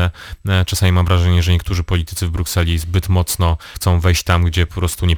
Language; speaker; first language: Polish; native; Polish